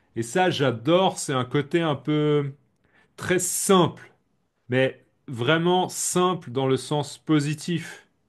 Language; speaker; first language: French; native; French